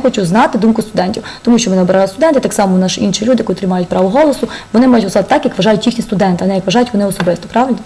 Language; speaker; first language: Ukrainian; native; Ukrainian